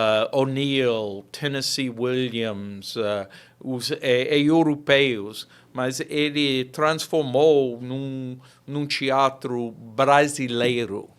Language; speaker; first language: Portuguese; non-native, fluent; English